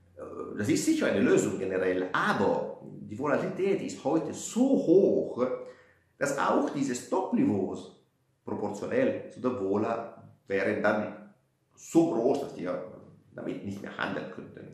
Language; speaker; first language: German; non-native, fluent; Italian